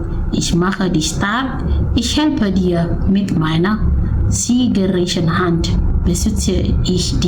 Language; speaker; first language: German; non-native, learner; Indonesian